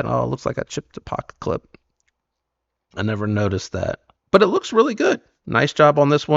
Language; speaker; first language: English; native; English